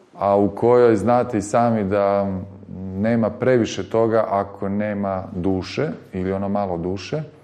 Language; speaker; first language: Serbian; native; Serbian